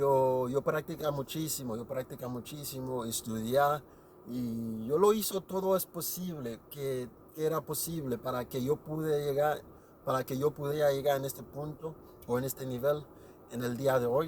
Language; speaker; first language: Spanish; non-native, learner; Haitian Creole